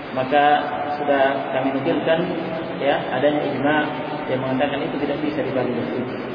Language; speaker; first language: Indonesian; native; Indonesian